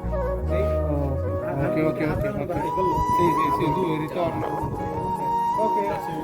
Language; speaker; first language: Italian; non-native, learner; Bangla